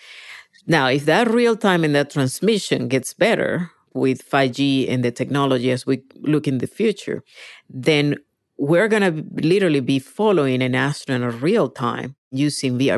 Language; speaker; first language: English; non-native, fluent; Spanish